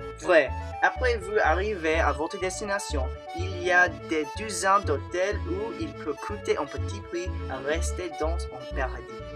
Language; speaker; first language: French; non-native, learner; English